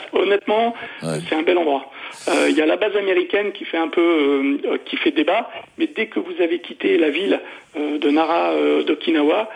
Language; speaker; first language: French; native; French